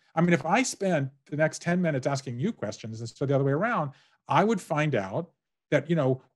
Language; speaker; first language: English; native; English